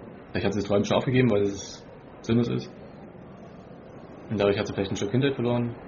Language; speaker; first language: German; native; German